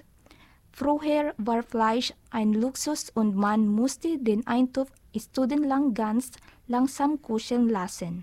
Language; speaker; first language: German; non-native, learner; Filipino